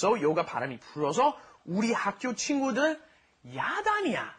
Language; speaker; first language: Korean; non-native, fluent; English